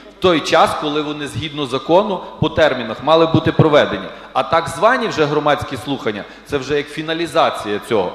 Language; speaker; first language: Ukrainian; native; Ukrainian